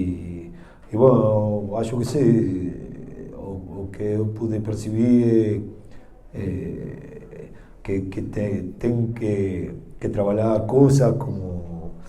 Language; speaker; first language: Portuguese; non-native, learner; Spanish